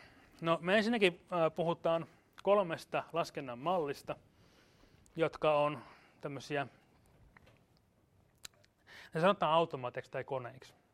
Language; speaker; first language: Finnish; native; Finnish